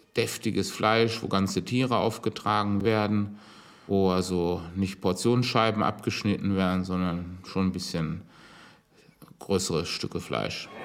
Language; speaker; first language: German; native; German